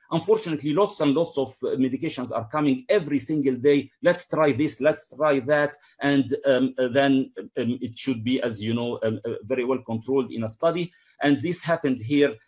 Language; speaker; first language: English; non-native, fluent; Arabic